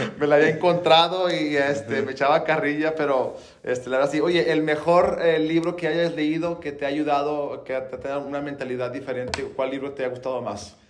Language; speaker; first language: Spanish; native; Spanish